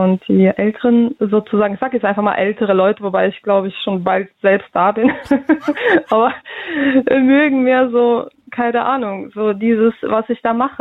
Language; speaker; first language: German; early bilingual, other home language; Russian